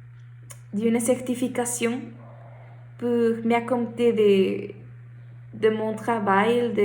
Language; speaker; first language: French; non-native, learner; Spanish